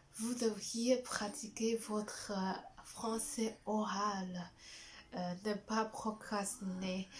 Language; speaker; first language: French; non-native, fluent; Chinese